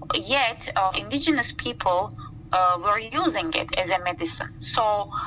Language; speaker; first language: English; non-native, fluent; Turkish